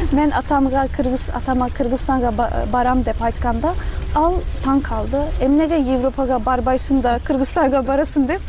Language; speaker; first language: Kyrgyz; non-native, fluent; Turkish